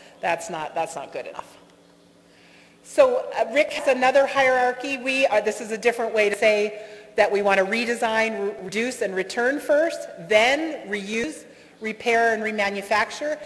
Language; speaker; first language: English; native; English